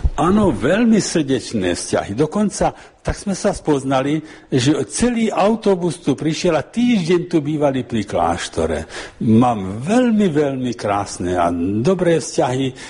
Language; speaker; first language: Slovak; non-native, local second language; Hungarian